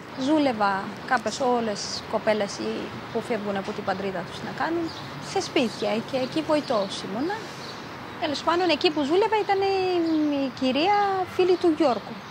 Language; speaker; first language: Greek; non-native, fluent; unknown